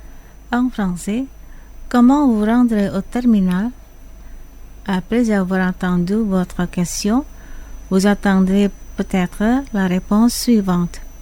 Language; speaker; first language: French; non-native, fluent; Indonesian